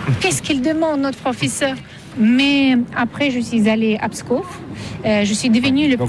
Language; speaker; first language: French; non-native, fluent; Russian